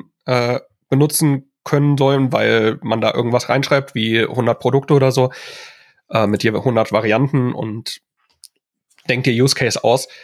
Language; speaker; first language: German; native; German